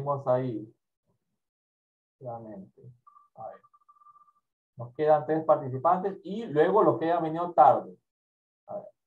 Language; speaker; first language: Spanish; native; Spanish